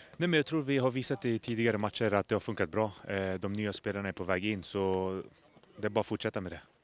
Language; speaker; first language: Swedish; early bilingual, other home language; Greek